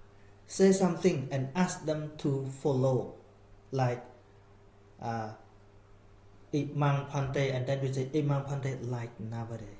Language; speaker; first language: English; non-native, fluent; Khmer